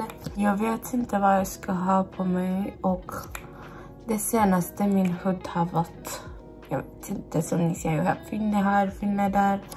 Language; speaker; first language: Swedish; non-native, fluent; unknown